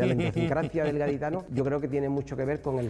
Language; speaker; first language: Spanish; native; Spanish